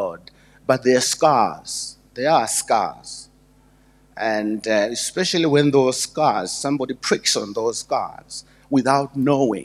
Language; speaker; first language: English; non-native, local second language; Shona